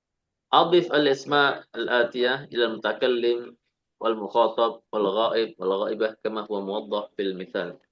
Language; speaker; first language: Arabic; non-native, fluent; Indonesian